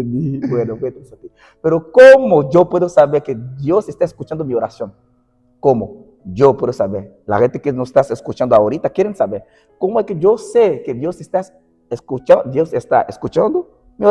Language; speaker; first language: Spanish; non-native, fluent; Portuguese